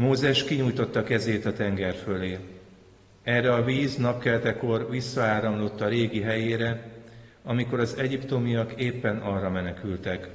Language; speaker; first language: Hungarian; native; Hungarian